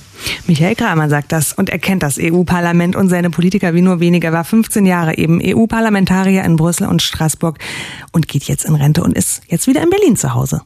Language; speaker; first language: German; native; German